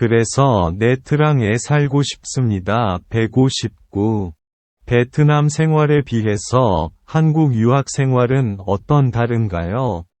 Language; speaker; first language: Korean; non-native, learner; Vietnamese